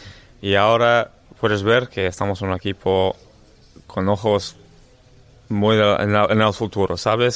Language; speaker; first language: Spanish; non-native, learner; English